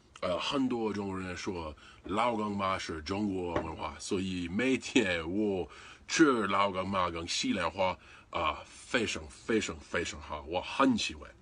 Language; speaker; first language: Chinese; non-native, learner; English